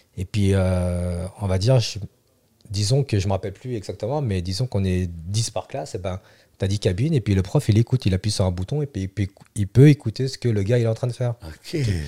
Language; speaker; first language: French; early bilingual, other home language; Vietnamese